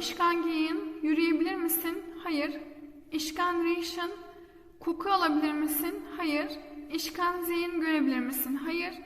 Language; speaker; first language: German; non-native, fluent; Turkish